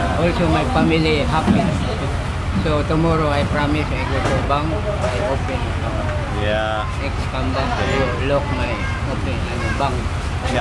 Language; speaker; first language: English; non-native, learner; Filipino